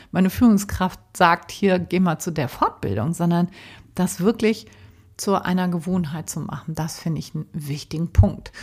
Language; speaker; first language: German; native; German